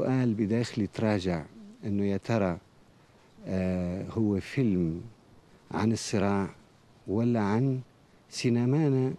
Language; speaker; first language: Arabic; native; Arabic